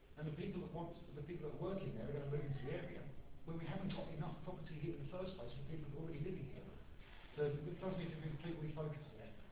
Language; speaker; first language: English; native; English